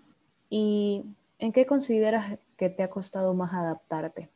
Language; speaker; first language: Spanish; native; Spanish